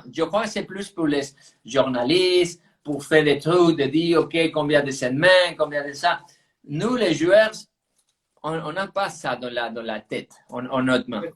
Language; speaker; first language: French; non-native, fluent; Spanish